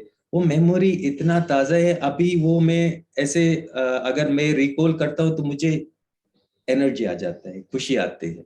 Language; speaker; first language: Hindi; native; Hindi